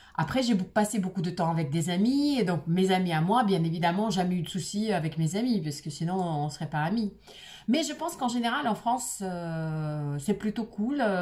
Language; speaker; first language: French; non-native, fluent; Russian